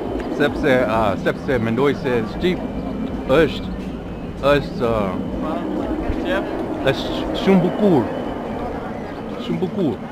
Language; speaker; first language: Albanian; non-native, learner; English